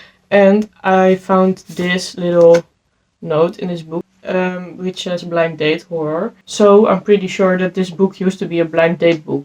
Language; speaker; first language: English; non-native, fluent; Dutch